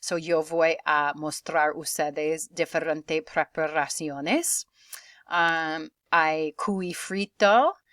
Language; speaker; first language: Spanish; non-native, learner; English